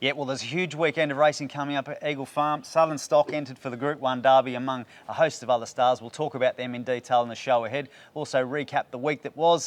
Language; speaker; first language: English; native; English